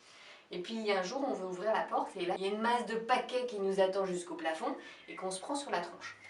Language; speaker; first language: French; native; French